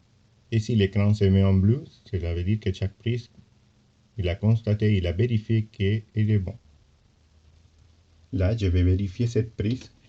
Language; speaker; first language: French; non-native, fluent; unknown